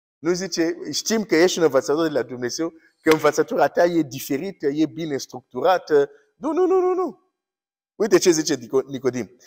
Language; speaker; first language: Romanian; non-native, fluent; English